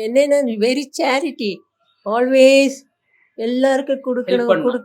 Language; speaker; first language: Tamil; non-native, local second language; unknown